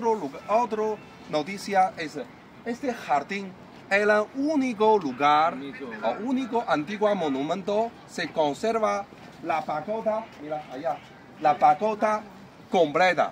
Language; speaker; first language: Spanish; non-native, learner; Chinese